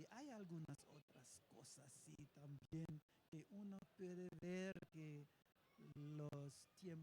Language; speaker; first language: Spanish; non-native, learner; Papiamento